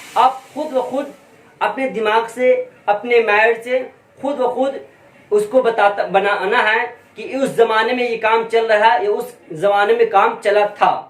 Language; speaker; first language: Hindi; native; Hindi